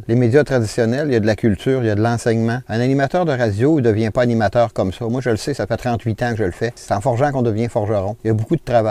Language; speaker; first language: French; native; French